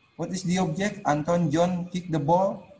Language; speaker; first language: English; non-native, learner; Indonesian